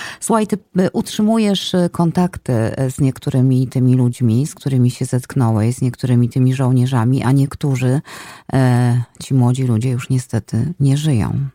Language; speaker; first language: Polish; native; Polish